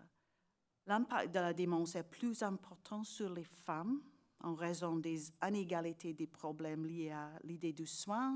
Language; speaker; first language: French; non-native, learner; English